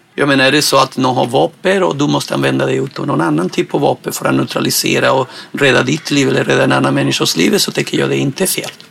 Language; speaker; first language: Swedish; non-native, fluent; Spanish